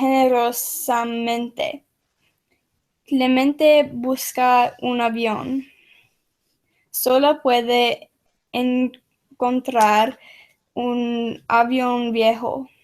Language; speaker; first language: Spanish; non-native, learner; English